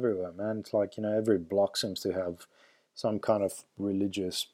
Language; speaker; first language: English; early bilingual, other home language; Greek